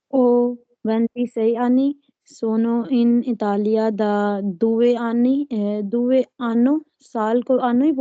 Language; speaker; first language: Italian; non-native, learner; Urdu